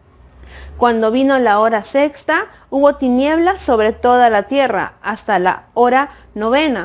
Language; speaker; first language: Spanish; native; Spanish